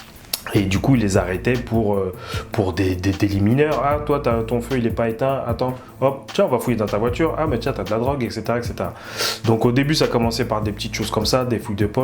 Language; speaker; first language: French; native; French